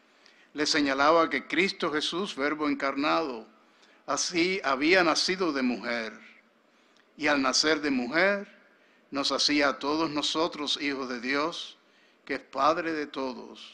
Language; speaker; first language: Spanish; native; Spanish